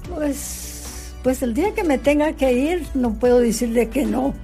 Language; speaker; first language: Spanish; early bilingual, heritage; Spanish